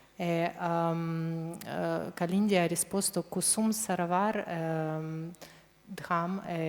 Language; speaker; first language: Italian; non-native, fluent; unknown